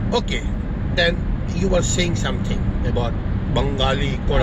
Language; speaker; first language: English; non-native, fluent; Urdu